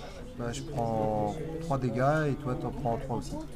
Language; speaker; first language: French; native; French